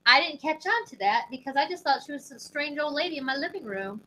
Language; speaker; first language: English; native; English